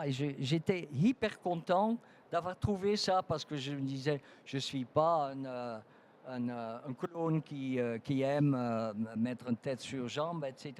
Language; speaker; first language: French; non-native, fluent; Dutch